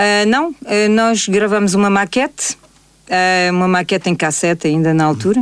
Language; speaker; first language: Portuguese; native; Portuguese